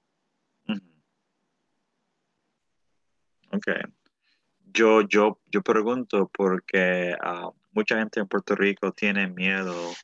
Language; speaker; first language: Spanish; early bilingual, heritage; Spanish